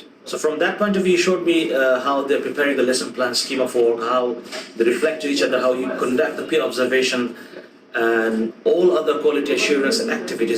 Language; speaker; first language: English; non-native, local second language; Bangla